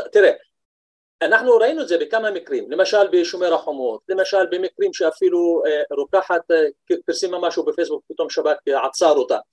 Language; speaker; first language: Hebrew; non-native, local second language; Arabic